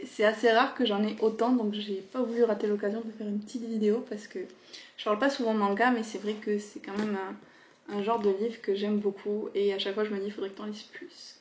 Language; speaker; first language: French; native; French